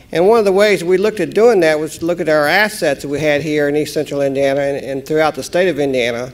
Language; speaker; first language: English; native; English